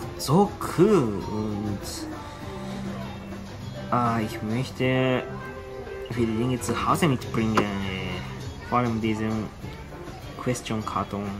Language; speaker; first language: German; non-native, learner; Japanese